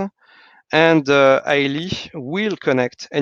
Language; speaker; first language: English; non-native, fluent; French